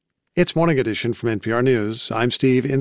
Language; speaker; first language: English; native; English